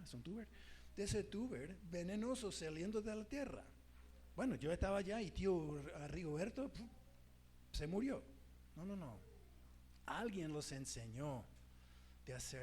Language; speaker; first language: Spanish; non-native, fluent; English